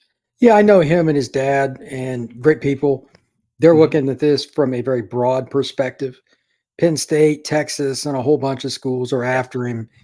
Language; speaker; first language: English; native; English